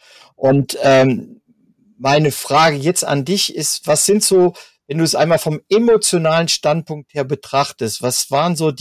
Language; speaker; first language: German; native; German